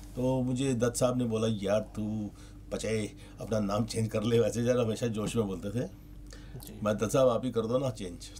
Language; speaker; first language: Hindi; native; Hindi